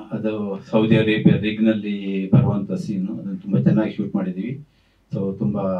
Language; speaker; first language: Kannada; native; Kannada